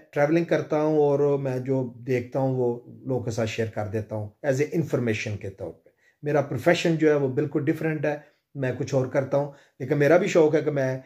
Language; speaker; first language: Urdu; non-native, local second language; Punjabi